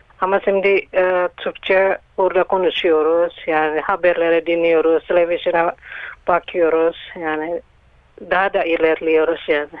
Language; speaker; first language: Turkish; non-native, learner; Indonesian